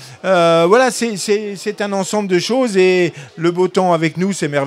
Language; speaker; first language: French; native; French